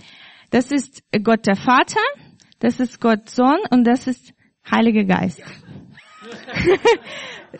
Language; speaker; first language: German; non-native, fluent; Russian